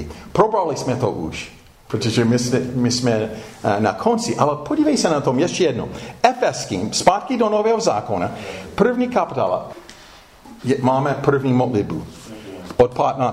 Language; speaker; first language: Czech; non-native, fluent; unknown